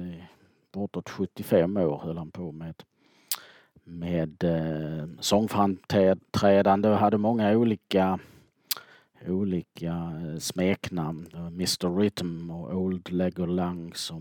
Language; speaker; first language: Swedish; native; Swedish